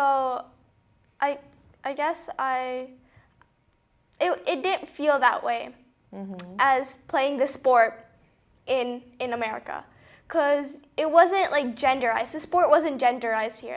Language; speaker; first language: English; early bilingual, other home language; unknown